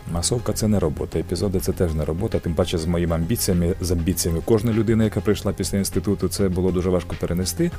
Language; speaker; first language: Ukrainian; native; Ukrainian